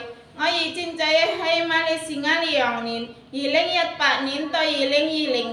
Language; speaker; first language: Cantonese; non-native, learner; Indonesian